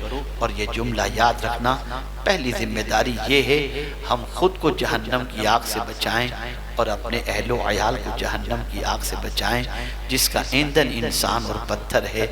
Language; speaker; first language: Urdu; native; Urdu